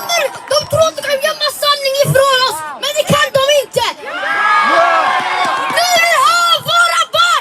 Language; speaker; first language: Swedish; early bilingual, other home language; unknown